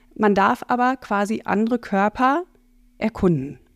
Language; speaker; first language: German; native; German